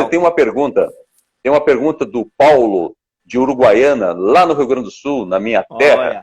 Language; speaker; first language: Portuguese; native; Portuguese